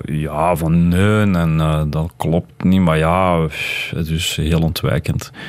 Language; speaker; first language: Dutch; early bilingual, other home language; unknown